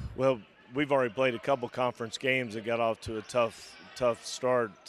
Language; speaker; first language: English; native; English